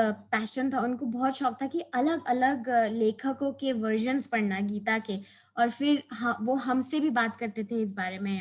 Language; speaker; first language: Hindi; early bilingual, heritage; Hindi